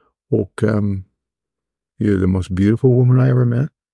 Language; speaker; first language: English; native; English